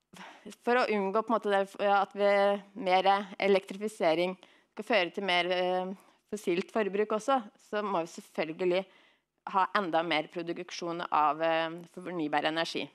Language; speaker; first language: Norwegian; native; Norwegian